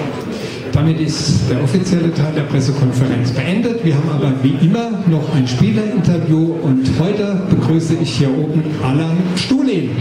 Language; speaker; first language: German; native; German